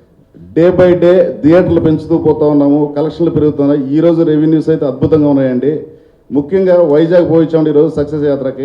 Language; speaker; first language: Telugu; native; Telugu